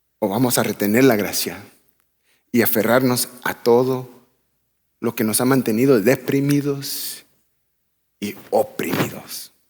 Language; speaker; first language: Spanish; early bilingual, heritage; Spanish